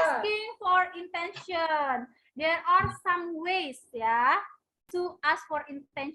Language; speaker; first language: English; non-native, learner; Indonesian